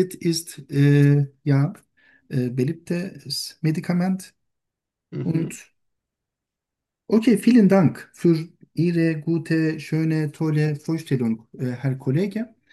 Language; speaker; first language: German; non-native, learner; Turkish